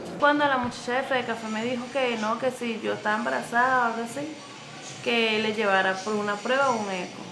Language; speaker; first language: Spanish; native; Spanish